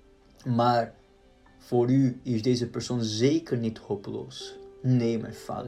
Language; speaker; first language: Dutch; non-native, fluent; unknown